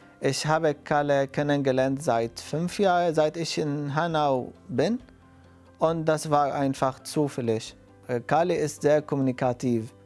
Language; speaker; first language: German; non-native, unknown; Arabic